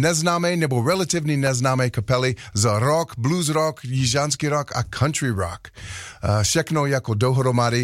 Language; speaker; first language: Czech; non-native, learner; English